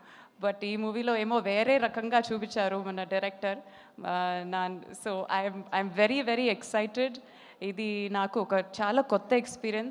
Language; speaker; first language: Telugu; non-native, fluent; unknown